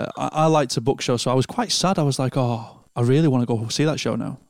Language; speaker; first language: English; native; English